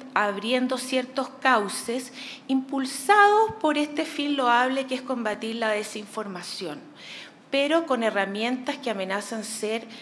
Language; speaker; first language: Spanish; native; Spanish